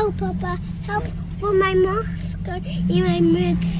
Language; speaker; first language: Dutch; early bilingual, other home language; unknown